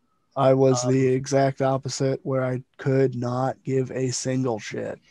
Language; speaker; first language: English; native; English